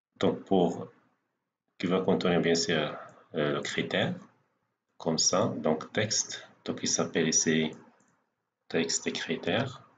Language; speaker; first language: French; non-native, local second language; Arabic